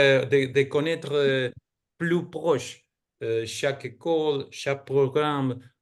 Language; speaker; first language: French; non-native, fluent; Spanish